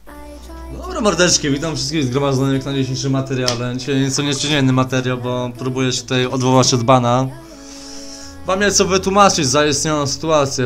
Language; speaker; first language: Polish; native; Polish